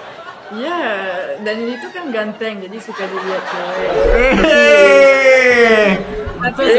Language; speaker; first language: Indonesian; non-native, fluent; French